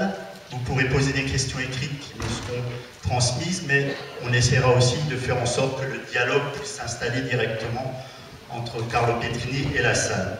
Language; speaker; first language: French; native; French